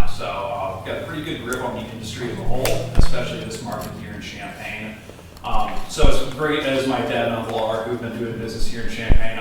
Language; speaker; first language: English; native; English